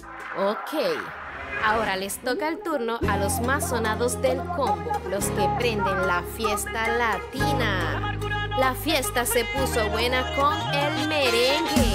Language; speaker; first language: Spanish; native; Spanish